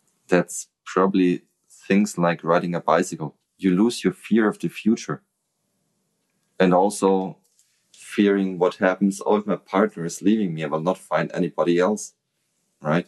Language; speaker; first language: English; non-native, fluent; German